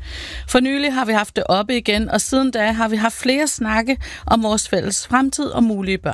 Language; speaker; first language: Danish; native; Danish